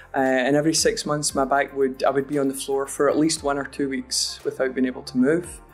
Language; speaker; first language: English; native; English